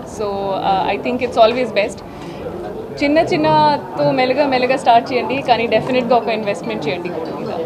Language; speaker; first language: Telugu; non-native, local second language; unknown